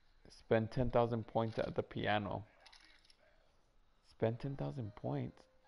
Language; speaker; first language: English; early bilingual, other home language; Spanish